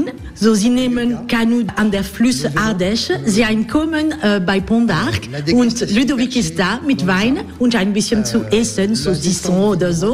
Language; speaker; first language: German; non-native, learner; French